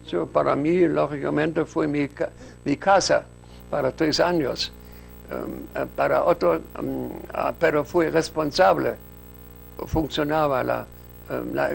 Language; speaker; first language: Spanish; non-native, fluent; German